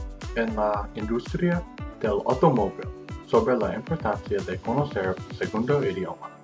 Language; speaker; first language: Spanish; non-native, learner; English